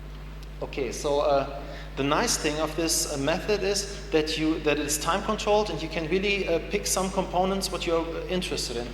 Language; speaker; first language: English; non-native, fluent; German